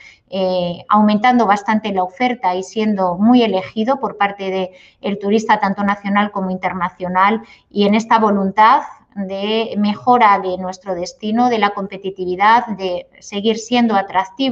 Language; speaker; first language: Spanish; native; Spanish